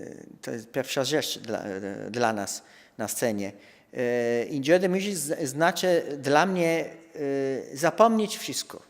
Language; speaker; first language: Polish; non-native, fluent; Italian